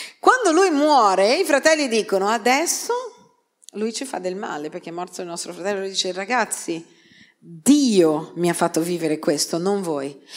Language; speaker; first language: Italian; non-native, fluent; Portuguese